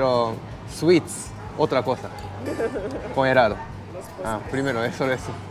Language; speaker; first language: Spanish; non-native, fluent; Japanese